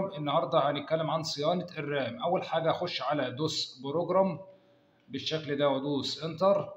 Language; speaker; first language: Arabic; native; Arabic